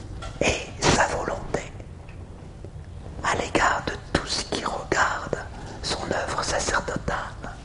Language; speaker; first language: French; native; French